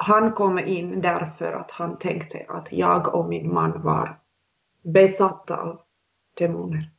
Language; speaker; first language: Swedish; non-native, local second language; Finnish